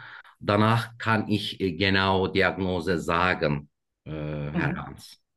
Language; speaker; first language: German; non-native, learner; Turkish